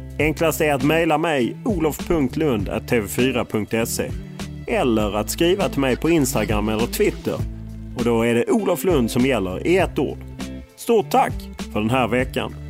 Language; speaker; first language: Swedish; native; Swedish